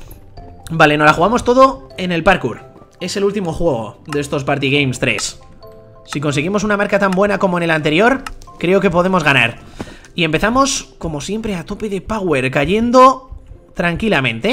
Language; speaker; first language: Spanish; native; Spanish